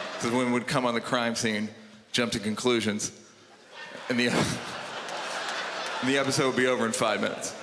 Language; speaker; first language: English; native; English